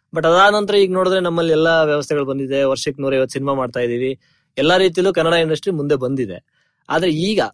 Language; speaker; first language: Kannada; native; Kannada